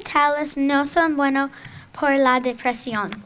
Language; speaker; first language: Spanish; non-native, learner; English